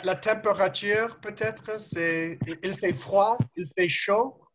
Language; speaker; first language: French; non-native, learner; English